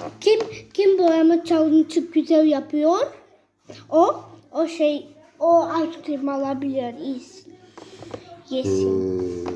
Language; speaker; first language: Turkish; early bilingual, heritage; Turkish